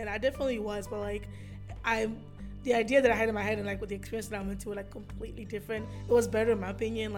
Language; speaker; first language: English; early bilingual, other home language; Ewe